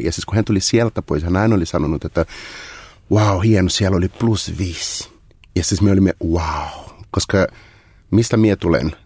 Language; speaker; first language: Finnish; non-native, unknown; Portuguese